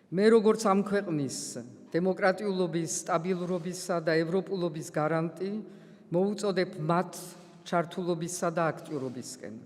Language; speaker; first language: Georgian; early bilingual, heritage; Georgian